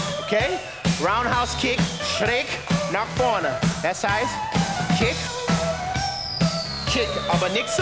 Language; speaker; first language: German; non-native, fluent; English